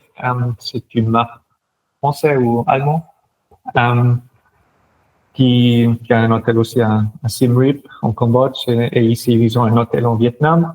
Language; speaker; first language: French; non-native, local second language; German